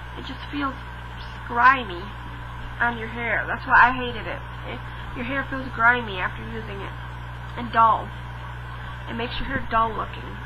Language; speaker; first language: English; native; English